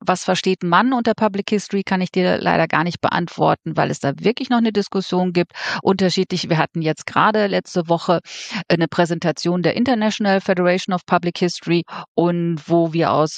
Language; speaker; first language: German; native; German